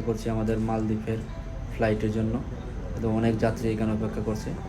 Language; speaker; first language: Bangla; non-native, local second language; Sylheti